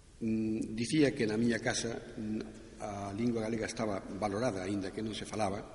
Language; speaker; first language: Galician; non-native, local second language; Spanish